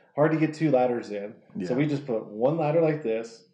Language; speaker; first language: English; native; English